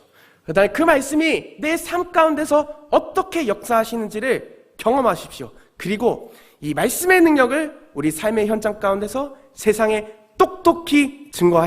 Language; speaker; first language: Korean; native; Korean